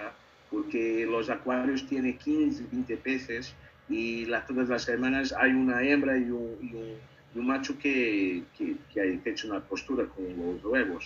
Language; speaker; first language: Spanish; non-native, learner; Portuguese